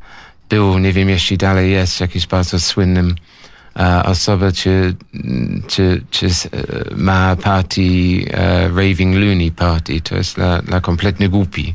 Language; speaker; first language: Polish; non-native, fluent; English